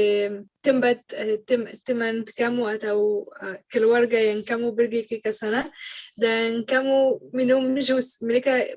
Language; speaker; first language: Indonesian; non-native, learner; Arabic